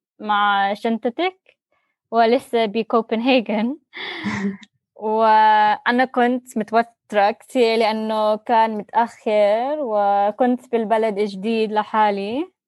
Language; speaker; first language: Arabic; non-native, learner; English